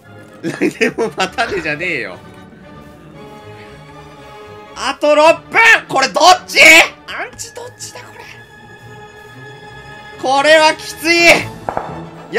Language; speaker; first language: Japanese; native; Japanese